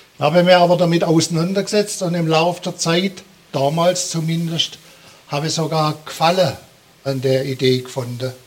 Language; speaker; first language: German; native; German